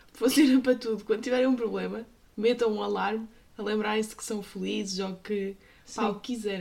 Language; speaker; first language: Portuguese; native; Portuguese